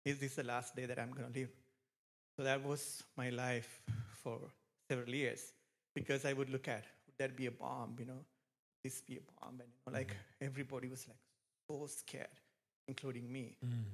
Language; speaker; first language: English; non-native, local second language; Sinhala